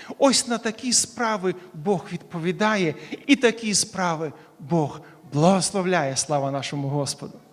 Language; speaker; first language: Ukrainian; native; Ukrainian